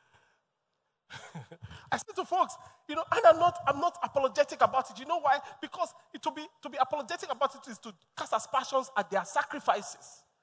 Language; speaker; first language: English; non-native, local second language; Yoruba